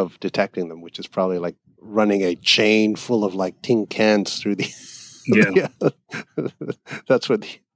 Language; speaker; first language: English; native; English